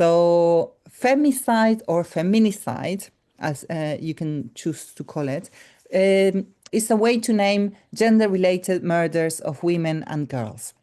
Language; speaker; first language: English; non-native, fluent; Spanish